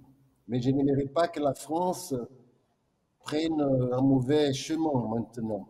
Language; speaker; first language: French; non-native, fluent; Portuguese